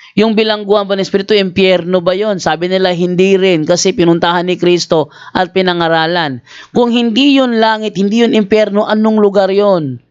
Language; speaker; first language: Filipino; native; Filipino